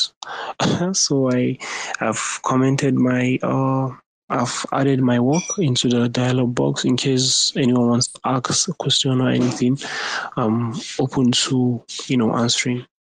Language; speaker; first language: English; non-native, local second language; Hausa